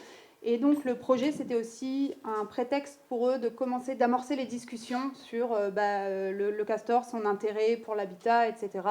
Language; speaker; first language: French; native; French